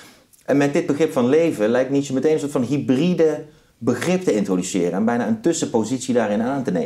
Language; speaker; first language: Dutch; native; Dutch